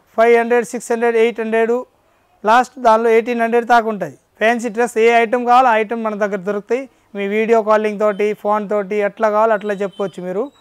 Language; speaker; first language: Telugu; native; Telugu